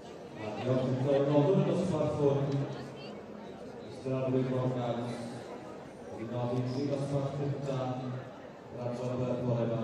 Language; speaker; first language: Welsh; native; Welsh